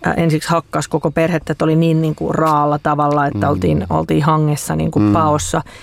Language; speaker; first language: Finnish; native; Finnish